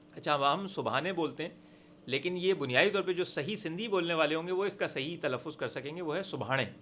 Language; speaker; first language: Urdu; native; Urdu